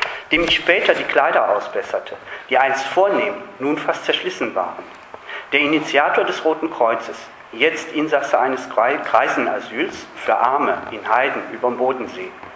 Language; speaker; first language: German; native; German